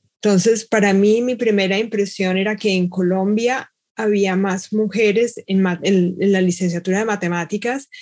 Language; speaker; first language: Spanish; native; Spanish